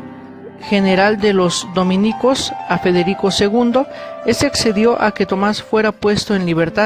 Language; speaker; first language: Spanish; native; Spanish